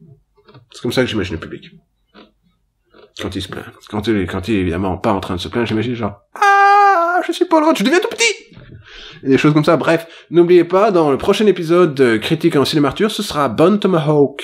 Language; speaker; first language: French; native; French